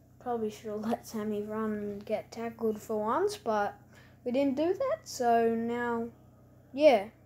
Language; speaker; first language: English; native; English